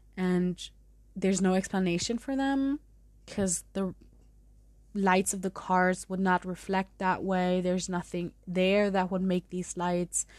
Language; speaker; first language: English; non-native, fluent; German